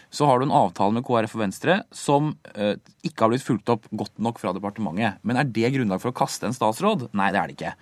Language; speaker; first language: Norwegian; native; Norwegian